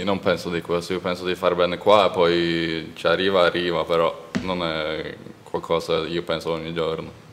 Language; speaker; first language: Italian; non-native, learner; Norwegian